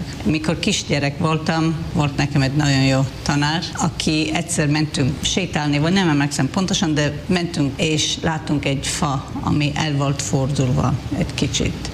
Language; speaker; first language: Hungarian; non-native, fluent; Hebrew